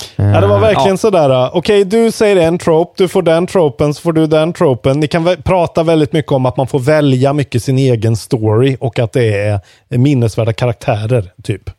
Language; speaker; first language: Swedish; native; Swedish